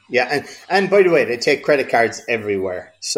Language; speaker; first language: English; native; English